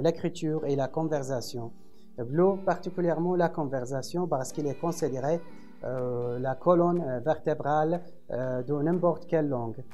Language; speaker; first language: French; non-native, fluent; Arabic